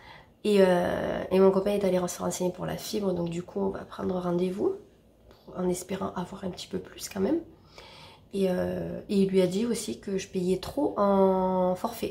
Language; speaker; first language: French; native; French